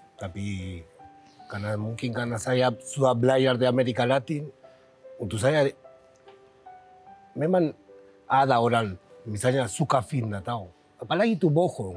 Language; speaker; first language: Indonesian; non-native, learner; Spanish